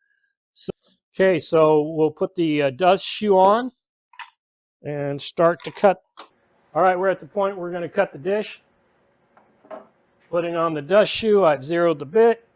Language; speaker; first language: English; native; English